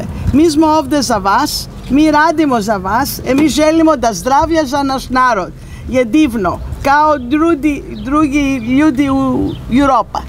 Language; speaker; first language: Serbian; non-native, learner; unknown